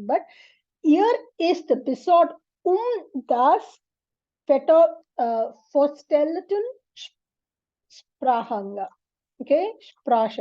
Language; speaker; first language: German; non-native, learner; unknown